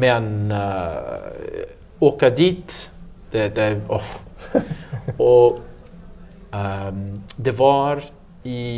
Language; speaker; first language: Swedish; non-native, learner; English